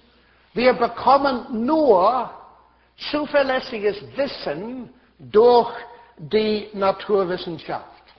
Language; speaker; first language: German; non-native, fluent; English